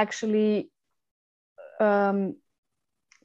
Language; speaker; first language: English; non-native, fluent; Romanian